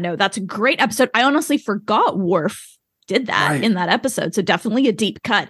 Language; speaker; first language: English; native; English